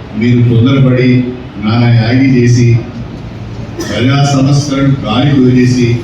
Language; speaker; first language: Telugu; native; Telugu